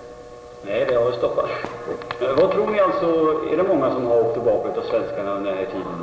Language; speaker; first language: Swedish; native; Swedish